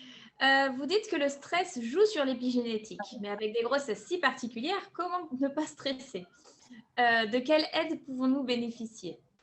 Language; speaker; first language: French; native; French